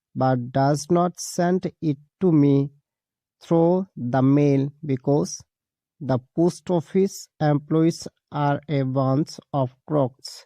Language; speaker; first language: English; non-native, local second language; Assamese